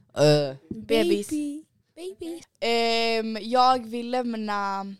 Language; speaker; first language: Swedish; early bilingual, other home language; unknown